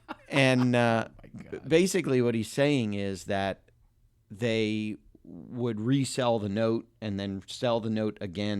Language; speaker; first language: English; native; English